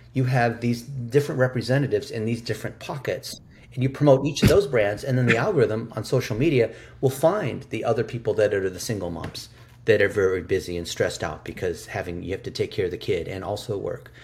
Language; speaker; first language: English; early bilingual, other home language; Chinese